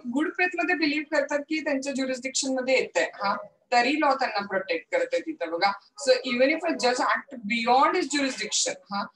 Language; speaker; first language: English; non-native, local second language; Marathi